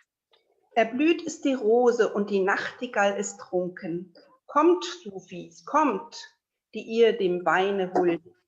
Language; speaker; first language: German; native; German